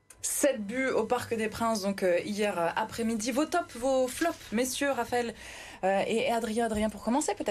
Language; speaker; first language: French; native; French